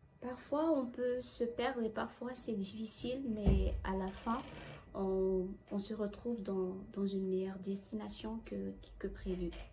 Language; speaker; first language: French; non-native, local second language; Malagasy